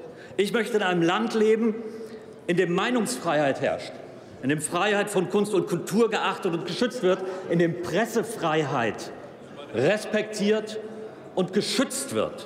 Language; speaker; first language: German; native; German